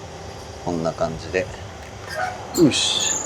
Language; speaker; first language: Japanese; native; Japanese